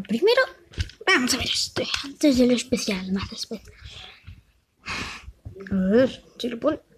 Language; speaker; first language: Spanish; native; Spanish